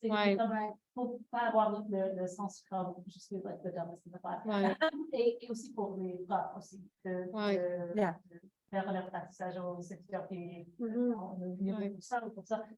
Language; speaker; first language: French; non-native, learner; English